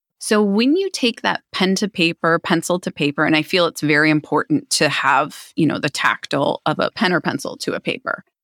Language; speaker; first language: English; native; English